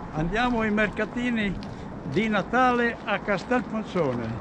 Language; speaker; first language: Italian; native; Italian